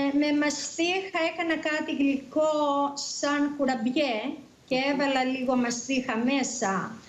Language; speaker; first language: Greek; native; Greek